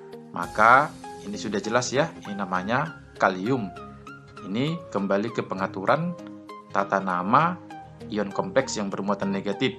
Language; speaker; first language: Indonesian; native; Indonesian